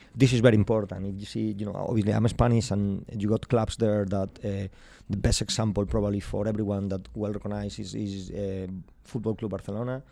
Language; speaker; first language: English; non-native, fluent; Spanish